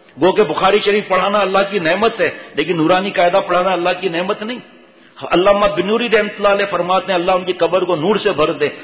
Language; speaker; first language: Urdu; native; Urdu